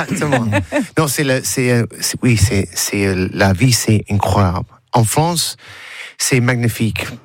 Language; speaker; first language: French; non-native, learner; English